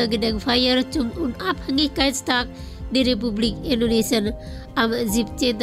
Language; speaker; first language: German; non-native, fluent; Indonesian